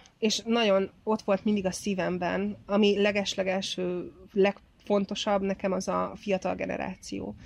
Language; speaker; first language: Hungarian; native; Hungarian